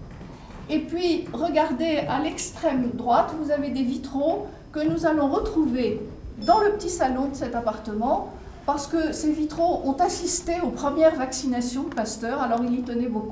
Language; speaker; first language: French; native; French